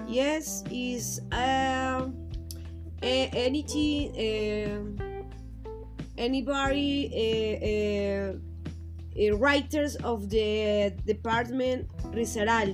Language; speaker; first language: English; non-native, learner; Spanish